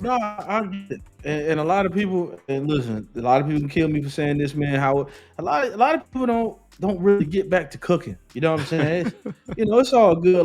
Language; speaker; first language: English; native; English